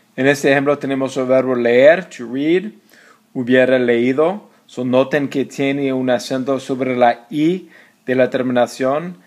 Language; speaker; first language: Spanish; non-native, fluent; English